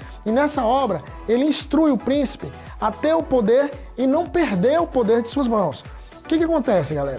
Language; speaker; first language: Portuguese; native; Portuguese